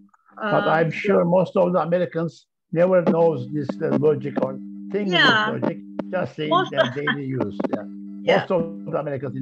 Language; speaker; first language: English; non-native, learner; Turkish